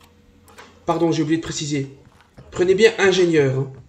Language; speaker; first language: French; native; French